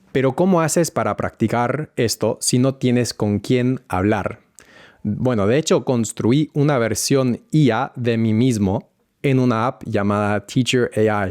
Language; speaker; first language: Spanish; non-native, fluent; English